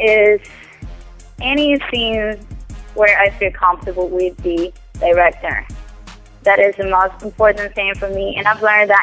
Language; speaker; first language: English; non-native, fluent; Spanish